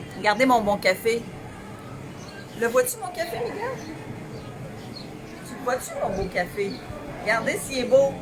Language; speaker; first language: French; native; French